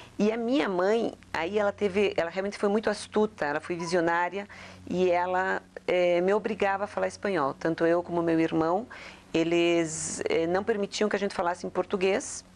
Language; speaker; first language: Portuguese; early bilingual, other home language; Spanish